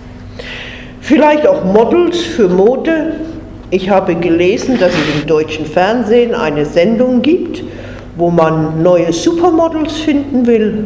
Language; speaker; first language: German; non-native, fluent; English